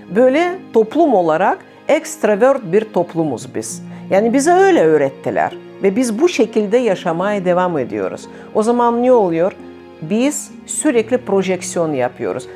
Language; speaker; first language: Turkish; non-native, fluent; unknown